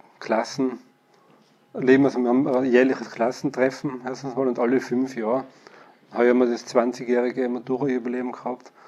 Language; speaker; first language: German; native; German